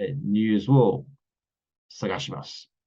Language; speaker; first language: Japanese; non-native, learner; English